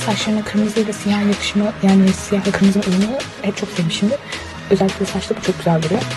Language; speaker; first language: Turkish; native; Turkish